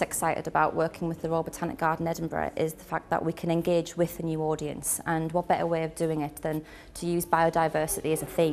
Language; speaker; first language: English; native; English